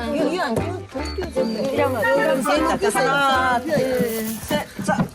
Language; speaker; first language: Korean; native; Korean